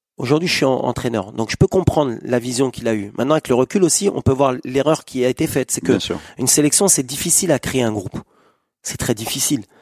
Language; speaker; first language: French; native; French